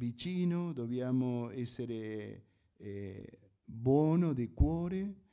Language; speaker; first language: Italian; non-native, fluent; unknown